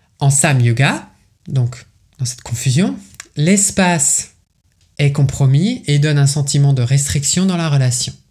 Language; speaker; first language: French; native; French